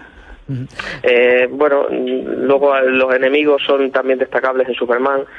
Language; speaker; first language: Spanish; native; Spanish